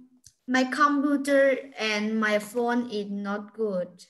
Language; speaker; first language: English; non-native, learner; Vietnamese